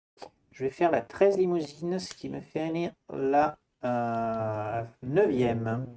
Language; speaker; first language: French; native; French